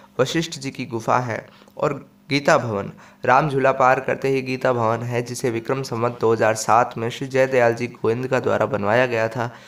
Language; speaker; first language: Hindi; native; Hindi